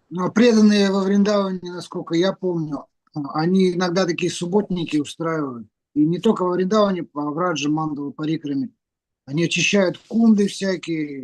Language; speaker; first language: Russian; native; Russian